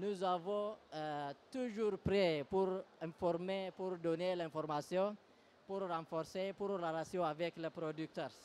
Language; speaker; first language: French; non-native, learner; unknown